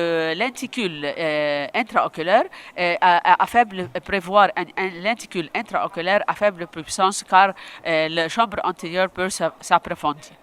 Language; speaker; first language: French; non-native, local second language; Arabic